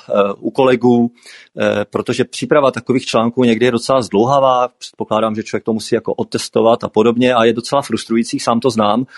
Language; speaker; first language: Czech; native; Czech